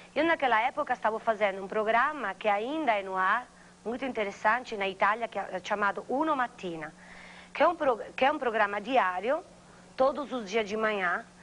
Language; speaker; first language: Portuguese; non-native, fluent; Italian